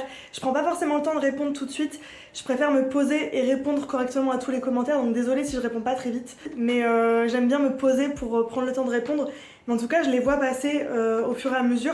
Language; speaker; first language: French; native; French